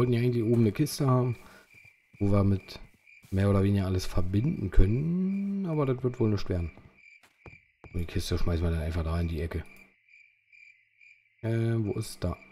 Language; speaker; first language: German; native; German